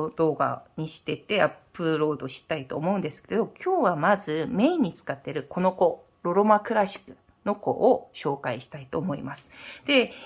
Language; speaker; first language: Japanese; non-native, fluent; Korean